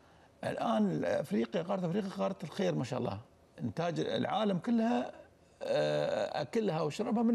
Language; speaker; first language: Arabic; native; Arabic